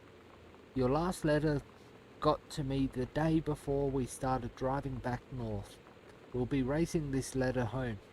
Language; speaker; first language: English; native; English